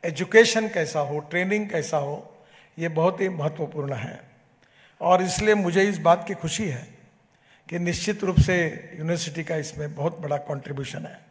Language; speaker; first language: Hindi; non-native, local second language; Marathi